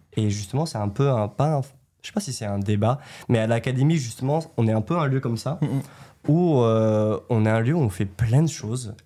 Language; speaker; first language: French; native; French